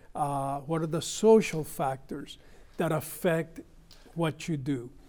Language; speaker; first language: English; early bilingual, other home language; Spanish